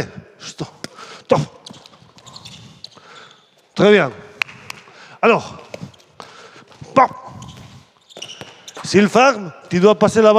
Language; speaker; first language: French; non-native, fluent; Spanish